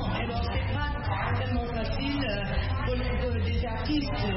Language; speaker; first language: French; non-native, fluent; English